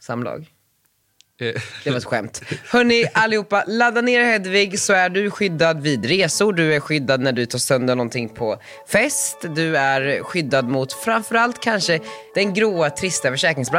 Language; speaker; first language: Swedish; native; Swedish